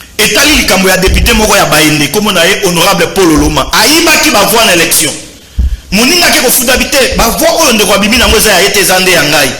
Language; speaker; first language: Lingala; native; Lingala